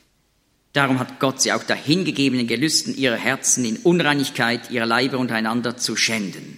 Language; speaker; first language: German; native; German